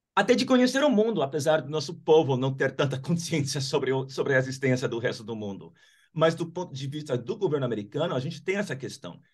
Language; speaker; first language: Portuguese; non-native, fluent; English